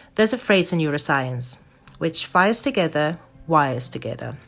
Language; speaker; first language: English; non-native, fluent; Maltese